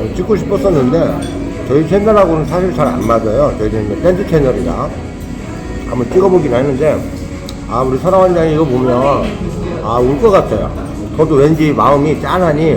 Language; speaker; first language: Korean; native; Korean